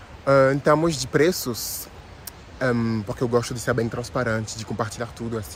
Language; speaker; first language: Portuguese; non-native, fluent; French